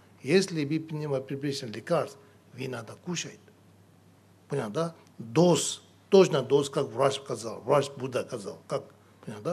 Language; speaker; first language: Russian; non-native, learner; Tibetan